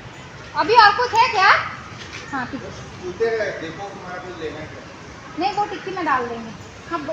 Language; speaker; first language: Hindi; non-native, local second language; Bangla